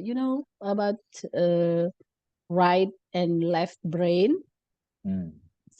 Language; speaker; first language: English; non-native, learner; Indonesian